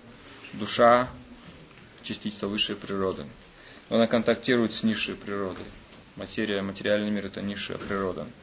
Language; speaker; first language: Russian; native; Russian